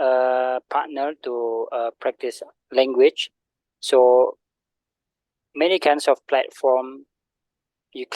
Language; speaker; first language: English; non-native, learner; Indonesian